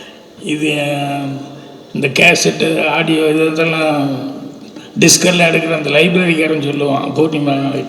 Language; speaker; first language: Tamil; native; Tamil